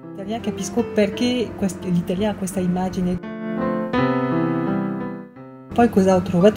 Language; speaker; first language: Italian; non-native, fluent; French